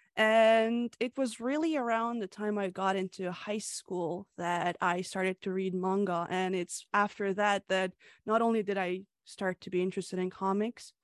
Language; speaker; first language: English; early bilingual, other home language; Hungarian